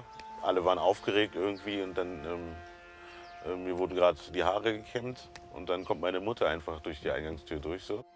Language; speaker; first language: German; early bilingual, other home language; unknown